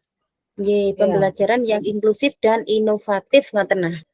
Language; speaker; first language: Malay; non-native, local second language; Javanese